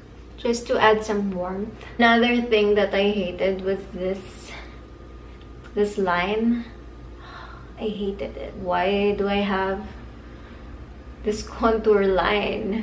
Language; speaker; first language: English; non-native, local second language; Filipino